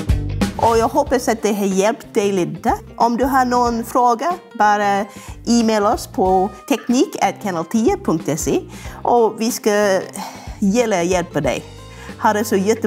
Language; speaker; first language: Swedish; non-native, learner; English